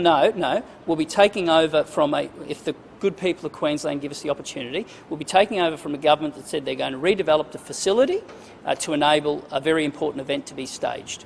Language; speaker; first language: English; native; English